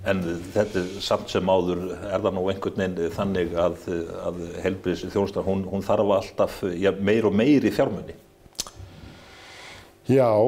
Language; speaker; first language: Icelandic; native; Icelandic